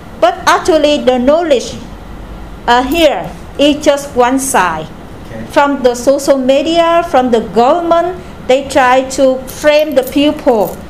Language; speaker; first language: English; non-native, learner; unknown